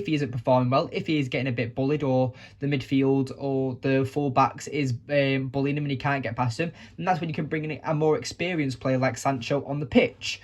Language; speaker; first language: English; native; English